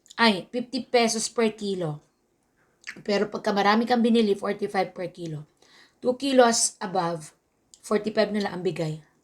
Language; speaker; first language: Filipino; native; Filipino